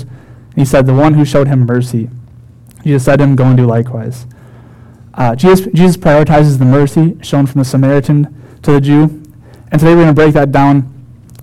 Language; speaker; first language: English; native; English